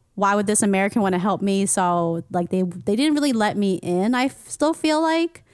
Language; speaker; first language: English; native; English